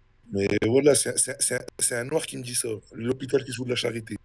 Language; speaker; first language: French; native; French